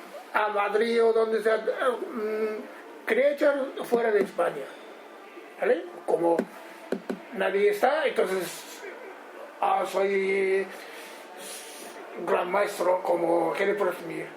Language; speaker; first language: Spanish; non-native, learner; Japanese